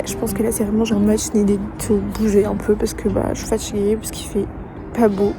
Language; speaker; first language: French; non-native, local second language; Malagasy